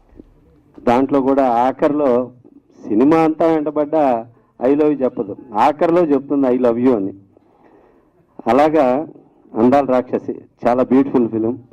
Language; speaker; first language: Telugu; native; Telugu